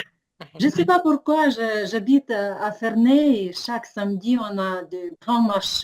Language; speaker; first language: French; non-native, fluent; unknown